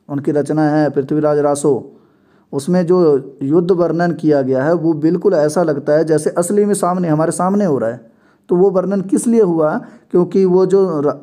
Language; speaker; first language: Hindi; non-native, local second language; Punjabi